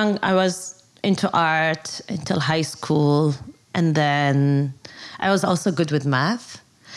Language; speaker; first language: English; non-native, fluent; Arabic